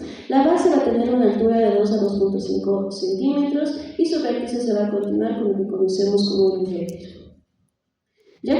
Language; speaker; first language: Spanish; native; Spanish